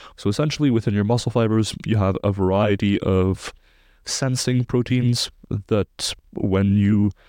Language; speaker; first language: English; non-native, fluent; German